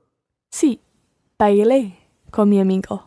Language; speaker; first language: Spanish; non-native, learner; English